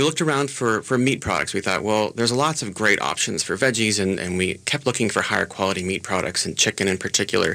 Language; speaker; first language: English; native; English